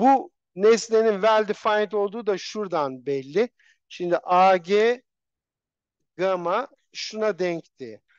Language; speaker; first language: Turkish; native; Turkish